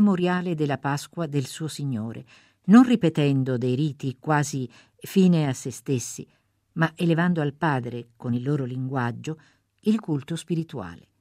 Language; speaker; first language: Italian; native; Italian